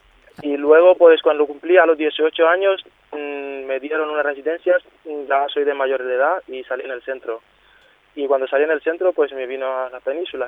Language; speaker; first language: Spanish; non-native, learner; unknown